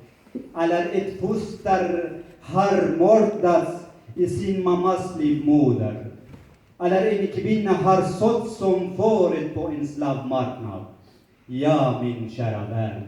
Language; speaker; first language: Swedish; non-native, learner; Kurdish